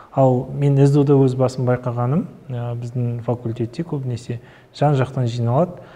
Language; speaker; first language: Kazakh; early bilingual, other home language; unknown